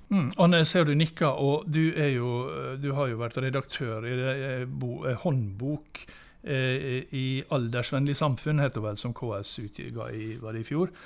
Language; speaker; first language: Norwegian; native; Norwegian